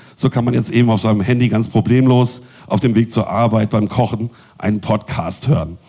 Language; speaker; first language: German; native; German